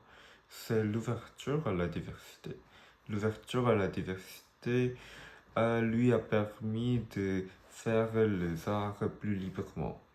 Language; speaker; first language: French; non-native, learner; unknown